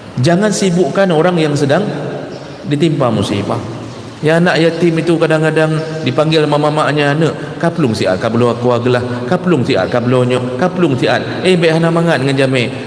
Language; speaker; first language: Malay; non-native, local second language; Achinese